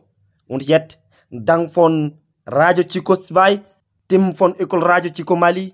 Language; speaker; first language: German; non-native, learner; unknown